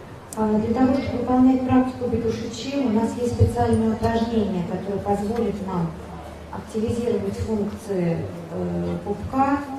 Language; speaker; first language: Russian; native; Russian